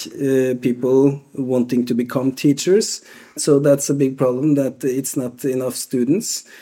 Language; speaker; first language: English; non-native, fluent; Norwegian